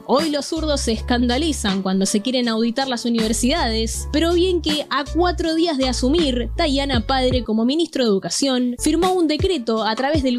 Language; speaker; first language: Spanish; native; Spanish